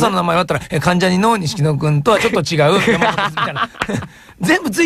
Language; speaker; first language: Japanese; native; Japanese